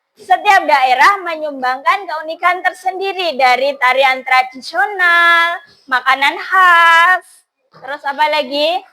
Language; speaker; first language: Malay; non-native, local second language; Javanese